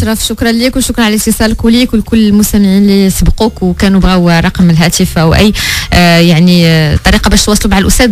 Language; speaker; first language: Arabic; native; Arabic